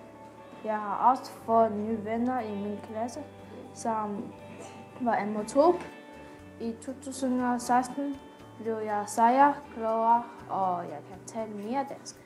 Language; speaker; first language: Danish; non-native, learner; Chinese